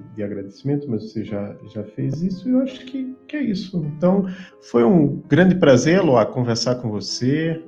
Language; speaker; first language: Portuguese; native; Portuguese